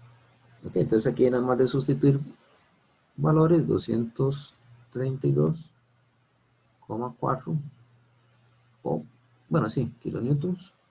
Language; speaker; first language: Spanish; native; Spanish